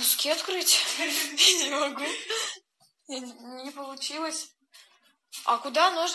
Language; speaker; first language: Russian; native; Russian